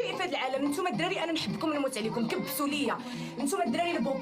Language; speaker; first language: Arabic; native; Arabic